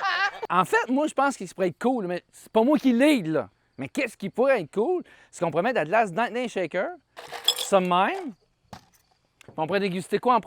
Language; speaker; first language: French; native; French